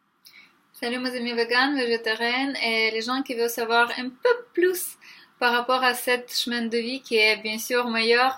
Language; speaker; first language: French; non-native, learner; Ukrainian